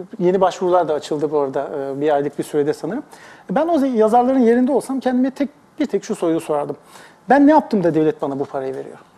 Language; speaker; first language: Turkish; native; Turkish